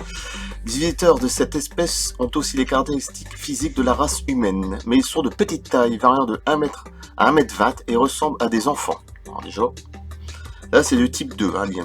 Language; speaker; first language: French; native; French